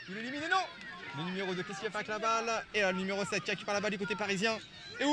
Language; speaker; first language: French; native; French